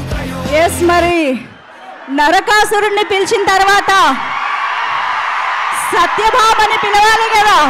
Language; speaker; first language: Telugu; native; Telugu